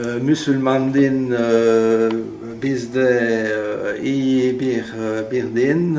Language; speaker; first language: Turkish; non-native, learner; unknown